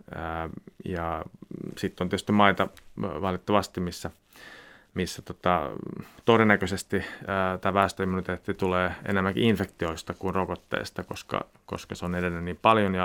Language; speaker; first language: Finnish; native; Finnish